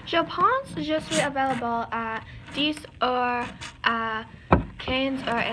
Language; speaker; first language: French; non-native, learner; English